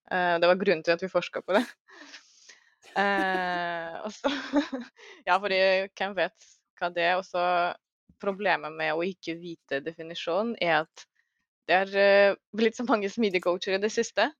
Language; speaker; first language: Norwegian; non-native, fluent; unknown